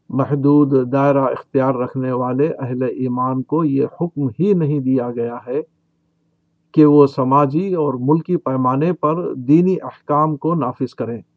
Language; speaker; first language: Urdu; native; Urdu